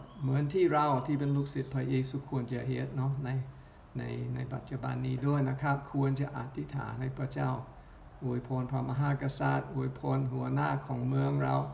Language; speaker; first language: Thai; non-native, local second language; Northeastern Thai